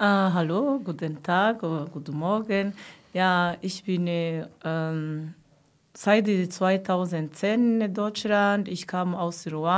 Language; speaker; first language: German; non-native, learner; Kinyarwanda